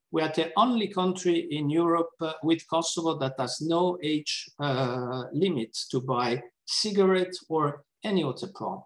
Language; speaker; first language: English; non-native, fluent; Italian